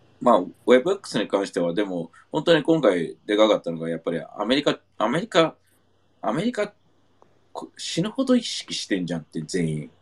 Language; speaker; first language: Japanese; non-native, fluent; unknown